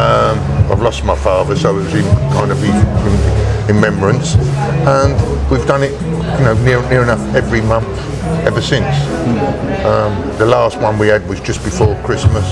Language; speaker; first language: English; native; English